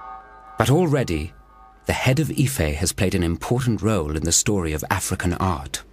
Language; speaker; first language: English; native; English